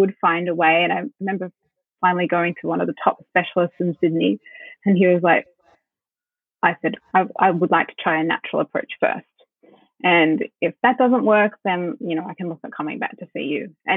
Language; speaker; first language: English; native; English